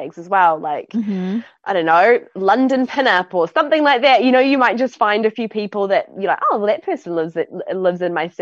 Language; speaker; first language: English; native; English